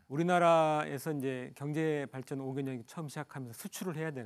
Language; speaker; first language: Korean; native; Korean